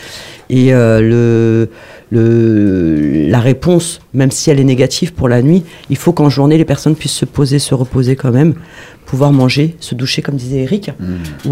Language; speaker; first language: French; native; French